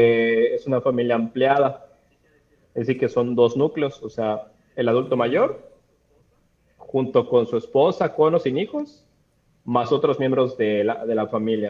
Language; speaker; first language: Spanish; native; Spanish